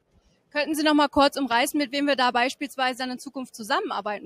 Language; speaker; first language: German; native; German